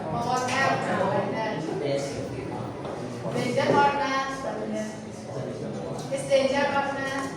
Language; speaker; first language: English; non-native, learner; Indonesian